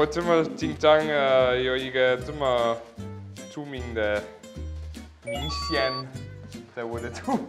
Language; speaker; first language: Chinese; non-native, learner; German